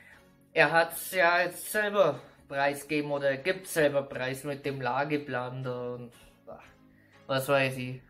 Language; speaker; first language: German; native; German